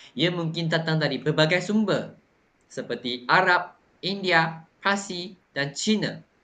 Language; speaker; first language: Malay; non-native, local second language; Chinese